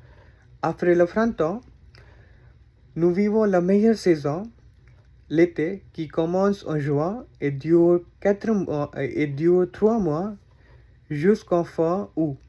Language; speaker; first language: French; non-native, learner; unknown